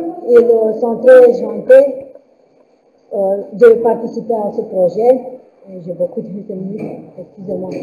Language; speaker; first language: French; non-native, learner; Romanian